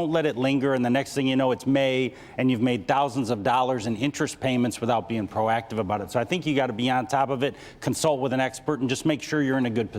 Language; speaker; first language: English; native; English